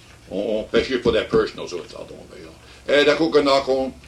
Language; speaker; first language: French; early bilingual, heritage; French